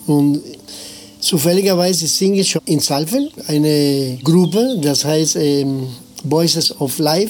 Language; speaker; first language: German; non-native, fluent; Spanish